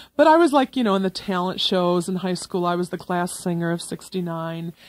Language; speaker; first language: English; native; English